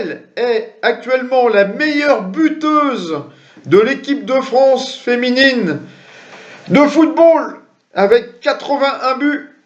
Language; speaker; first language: French; native; French